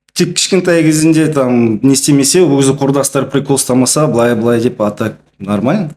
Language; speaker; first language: Kazakh; non-native, local second language; Russian